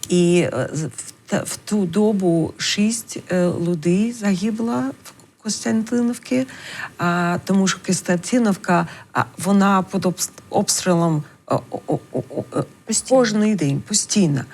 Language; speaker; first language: Ukrainian; non-native, learner; English